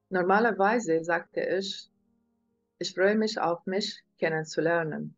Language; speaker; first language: German; non-native, learner; Arabic